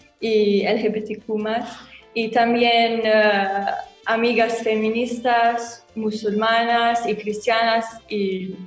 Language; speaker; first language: Spanish; non-native, learner; Arabic